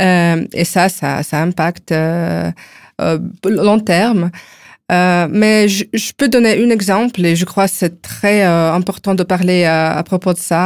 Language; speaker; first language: French; non-native, fluent; Ukrainian